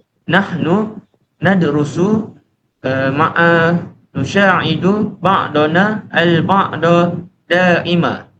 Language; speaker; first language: Arabic; non-native, learner; Malay